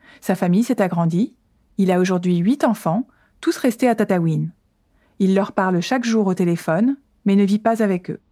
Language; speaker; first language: French; native; French